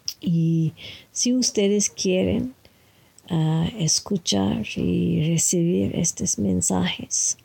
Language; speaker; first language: Spanish; non-native, fluent; French